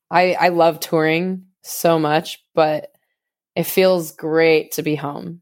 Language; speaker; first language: English; native; English